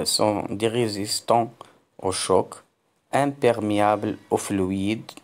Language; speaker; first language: French; non-native, local second language; Arabic